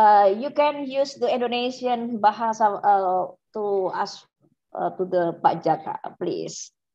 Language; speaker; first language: English; non-native, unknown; Indonesian